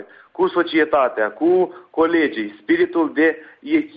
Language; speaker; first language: Romanian; native; Romanian